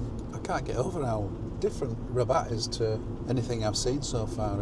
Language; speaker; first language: English; native; English